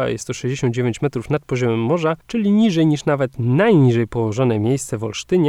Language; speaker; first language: Polish; native; Polish